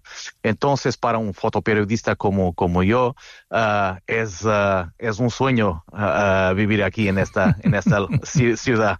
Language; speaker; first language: Spanish; non-native, fluent; Portuguese